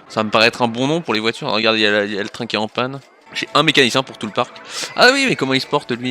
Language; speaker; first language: French; native; French